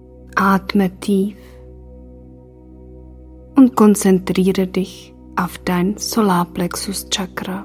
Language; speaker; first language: German; native; German